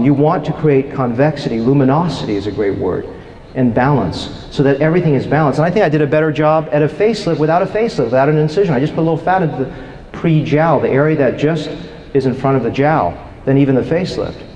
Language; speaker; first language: English; native; English